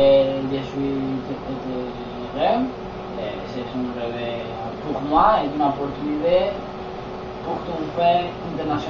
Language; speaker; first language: French; non-native, learner; Spanish